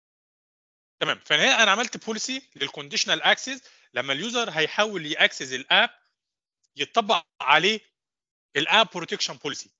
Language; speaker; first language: Arabic; native; Arabic